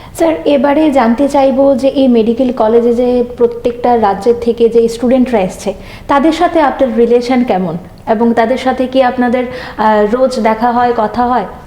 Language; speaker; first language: Bangla; native; Bangla